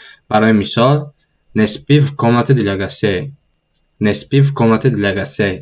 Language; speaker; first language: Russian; non-native, fluent; Tajik